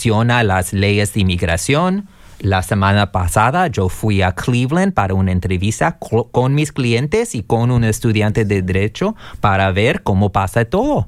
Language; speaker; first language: Spanish; non-native, learner; English